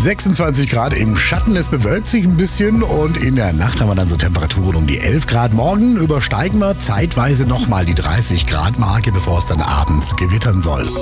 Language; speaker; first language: German; native; German